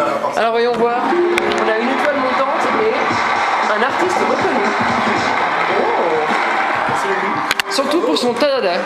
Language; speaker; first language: French; native; French